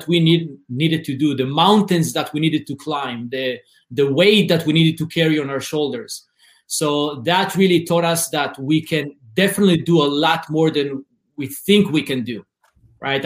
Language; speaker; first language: English; non-native, fluent; Hebrew